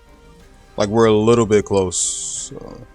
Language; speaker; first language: English; native; English